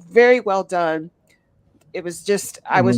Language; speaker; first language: English; native; English